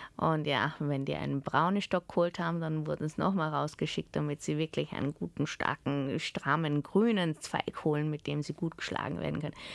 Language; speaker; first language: German; early bilingual, heritage; German